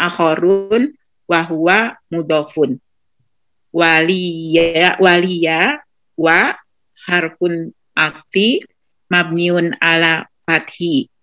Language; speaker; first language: Arabic; non-native, learner; Indonesian